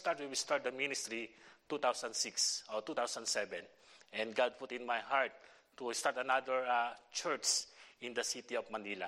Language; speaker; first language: English; non-native, local second language; Filipino